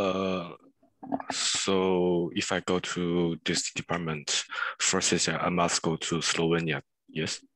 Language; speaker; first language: English; non-native, learner; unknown